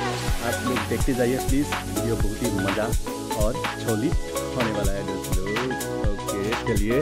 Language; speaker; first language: Hindi; non-native, local second language; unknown